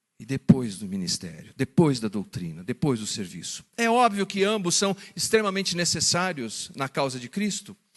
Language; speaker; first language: Portuguese; native; Portuguese